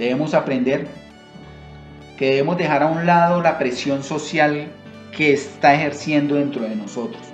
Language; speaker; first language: Spanish; native; Spanish